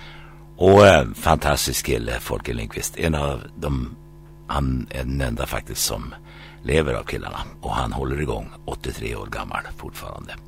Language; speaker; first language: Swedish; native; Swedish